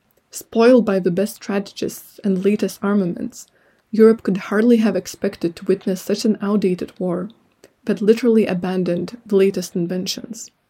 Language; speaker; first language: English; non-native, fluent; Lithuanian